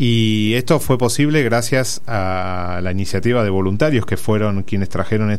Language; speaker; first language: Spanish; native; Spanish